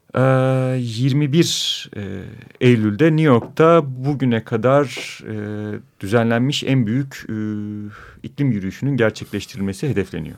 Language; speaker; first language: Turkish; native; Turkish